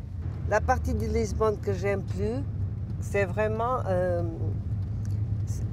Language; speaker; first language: French; non-native, fluent; Portuguese